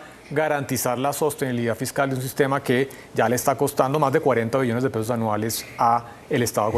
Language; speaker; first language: Spanish; native; Spanish